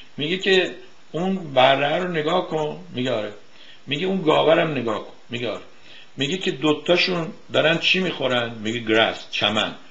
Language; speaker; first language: Persian; native; Persian